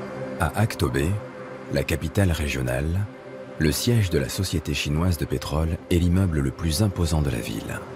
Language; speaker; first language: French; native; French